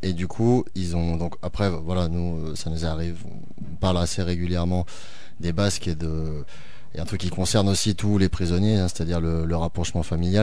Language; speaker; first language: French; native; French